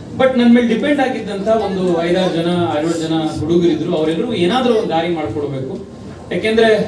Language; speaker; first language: Kannada; native; Kannada